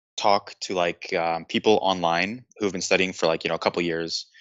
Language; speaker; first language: English; native; English